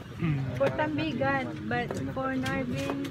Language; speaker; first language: English; non-native, local second language; Filipino